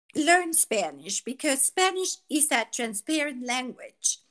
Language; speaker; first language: English; non-native, fluent; Spanish